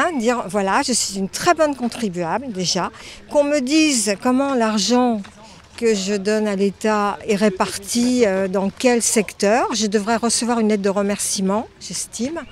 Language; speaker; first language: French; native; French